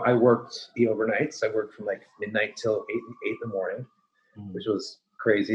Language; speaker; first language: English; native; English